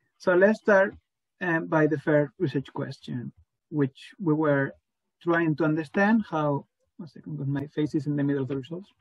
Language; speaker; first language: English; non-native, fluent; Spanish